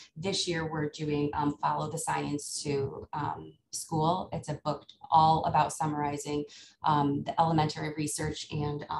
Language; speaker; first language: English; native; English